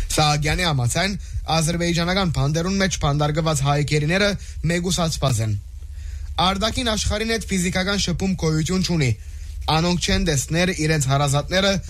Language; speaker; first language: Armenian; early bilingual, heritage; Armenian